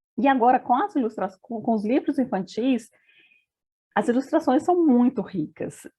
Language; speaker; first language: Portuguese; native; Portuguese